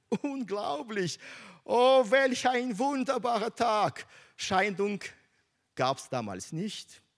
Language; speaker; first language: German; non-native, fluent; Russian